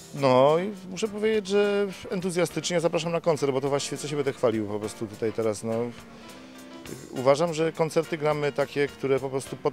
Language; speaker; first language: Polish; native; Polish